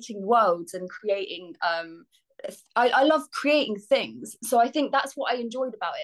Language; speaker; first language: English; native; English